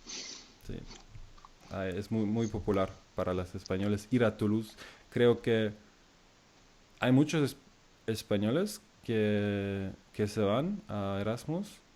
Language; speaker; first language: Spanish; non-native, fluent; German